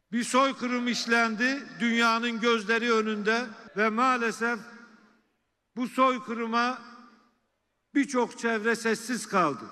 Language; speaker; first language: Turkish; native; Turkish